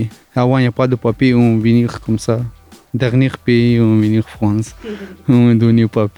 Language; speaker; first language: French; non-native, learner; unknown